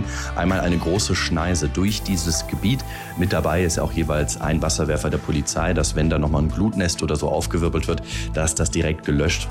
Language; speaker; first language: German; native; German